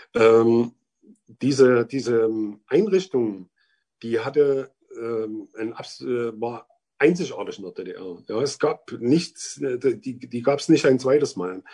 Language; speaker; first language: German; native; German